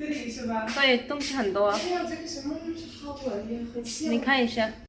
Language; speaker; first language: Chinese; non-native, fluent; Urdu